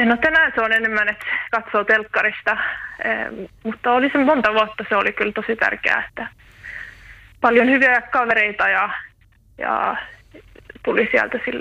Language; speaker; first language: Finnish; native; Finnish